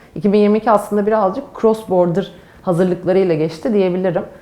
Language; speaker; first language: Turkish; native; Turkish